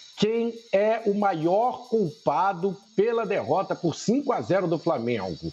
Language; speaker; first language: Portuguese; native; Portuguese